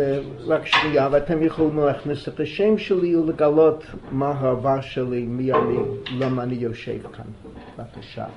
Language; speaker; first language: Hebrew; non-native, fluent; English